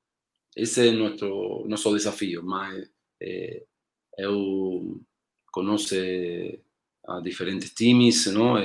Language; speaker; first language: Portuguese; non-native, learner; Spanish